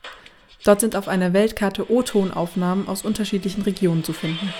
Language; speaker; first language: German; native; German